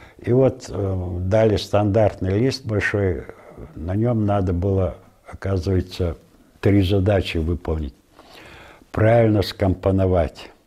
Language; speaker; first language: Russian; non-native, local second language; Ingush